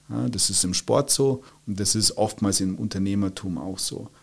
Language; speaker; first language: German; native; German